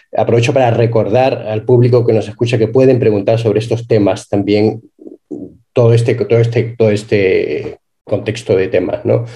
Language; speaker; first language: Spanish; native; Spanish